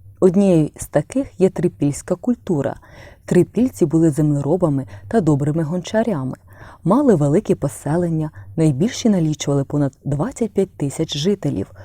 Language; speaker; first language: Ukrainian; native; Ukrainian